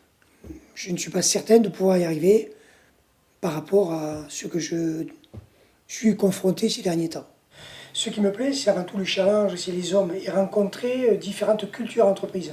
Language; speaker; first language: French; native; French